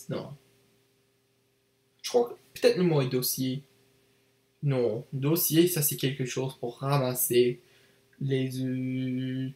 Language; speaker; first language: French; non-native, learner; English